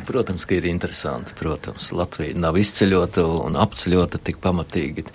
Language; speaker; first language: Latvian; native; Latvian